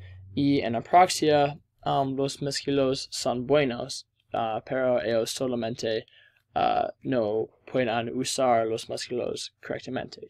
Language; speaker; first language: Spanish; non-native, learner; English